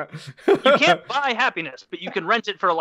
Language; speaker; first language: English; native; English